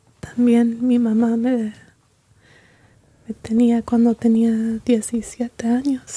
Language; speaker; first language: Spanish; early bilingual, heritage; Spanish